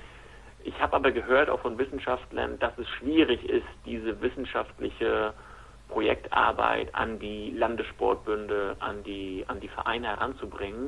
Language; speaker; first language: German; native; German